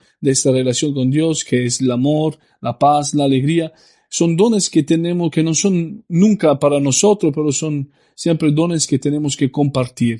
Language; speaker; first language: Spanish; non-native, fluent; Italian